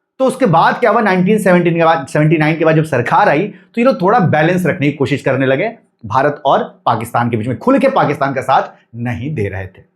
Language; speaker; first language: Hindi; native; Hindi